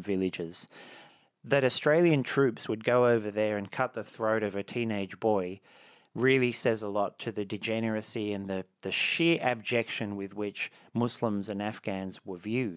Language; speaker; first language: English; native; English